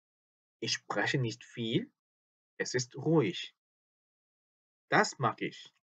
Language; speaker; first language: German; non-native, fluent; Korean